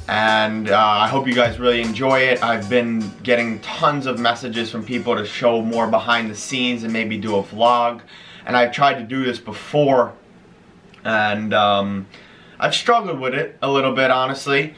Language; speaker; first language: English; native; English